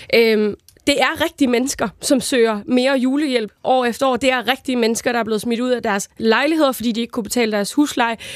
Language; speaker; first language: Danish; native; Danish